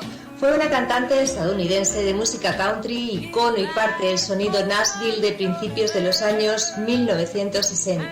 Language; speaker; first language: Spanish; native; Spanish